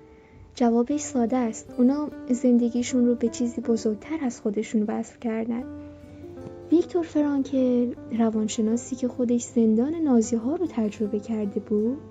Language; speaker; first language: Persian; native; Persian